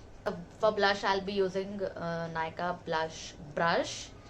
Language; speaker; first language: English; non-native, local second language; Hindi